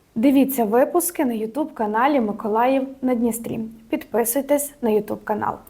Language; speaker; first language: Ukrainian; native; Ukrainian